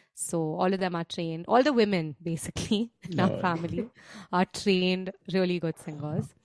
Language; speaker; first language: English; non-native, local second language; Hindi